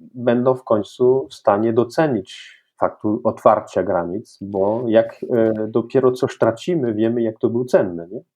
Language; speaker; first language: Polish; non-native, fluent; French